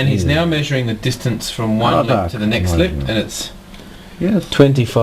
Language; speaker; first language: English; native; English